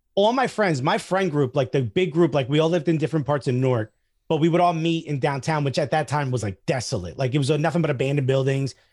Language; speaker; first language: English; native; English